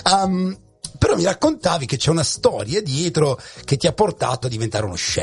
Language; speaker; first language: Italian; native; Italian